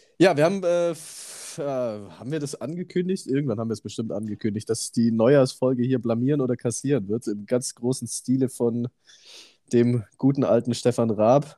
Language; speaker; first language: German; native; German